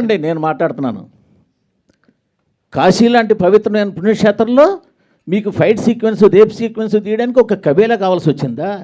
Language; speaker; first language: Telugu; native; Telugu